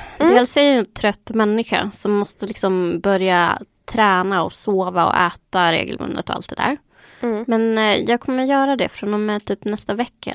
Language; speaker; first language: Swedish; early bilingual, other home language; Spanish